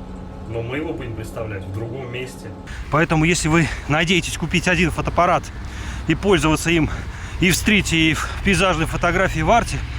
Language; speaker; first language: Russian; native; Russian